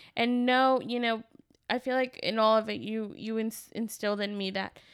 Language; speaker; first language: English; early bilingual, other home language; Spanish